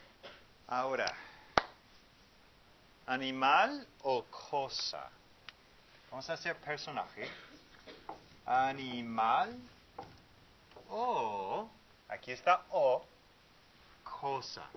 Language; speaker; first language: Spanish; non-native, fluent; English